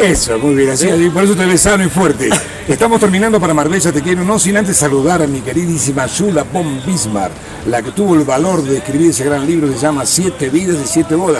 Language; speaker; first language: Spanish; native; Spanish